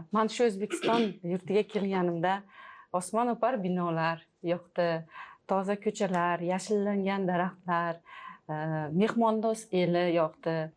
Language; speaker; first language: Uzbek; native; Uzbek